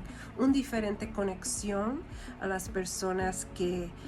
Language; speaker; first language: Spanish; early bilingual, heritage; Spanish